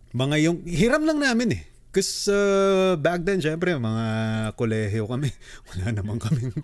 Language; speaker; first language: Filipino; native; Filipino